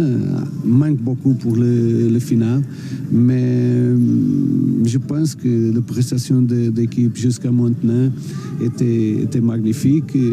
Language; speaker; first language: French; non-native, learner; Portuguese